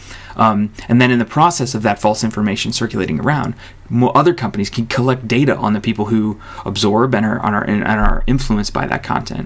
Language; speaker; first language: English; native; English